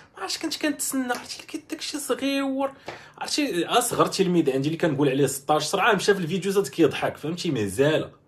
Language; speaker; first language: Arabic; native; Arabic